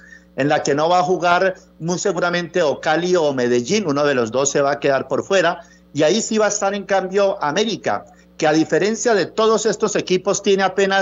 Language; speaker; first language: Spanish; native; Spanish